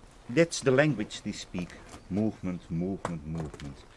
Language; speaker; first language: English; non-native, fluent; Dutch